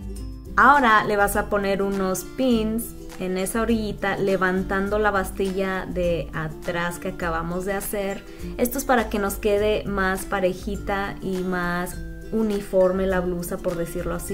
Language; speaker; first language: Spanish; native; Spanish